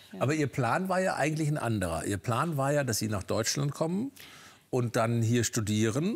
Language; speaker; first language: German; native; German